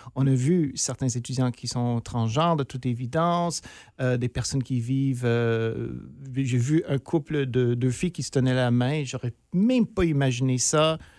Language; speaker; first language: French; native; French